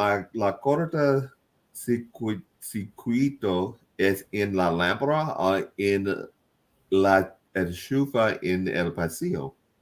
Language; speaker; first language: Spanish; non-native, learner; English